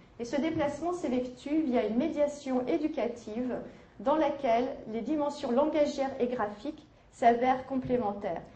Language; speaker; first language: French; native; French